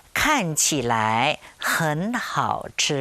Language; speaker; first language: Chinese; non-native, fluent; Thai